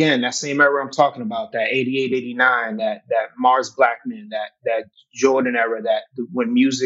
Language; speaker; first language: English; native; English